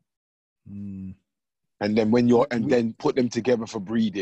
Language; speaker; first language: English; native; English